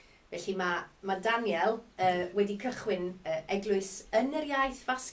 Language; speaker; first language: Welsh; native; Welsh